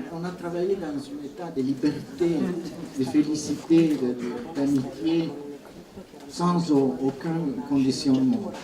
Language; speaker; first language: French; non-native, fluent; Italian